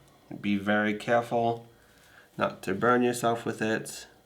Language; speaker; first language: English; native; English